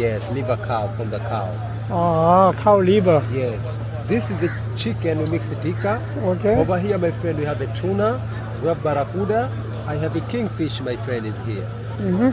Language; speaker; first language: English; non-native, local second language; Swahili